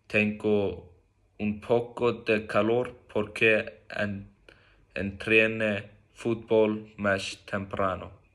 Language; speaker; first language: Spanish; non-native, learner; Icelandic